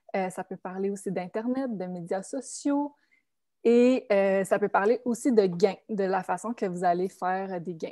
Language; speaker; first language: French; native; French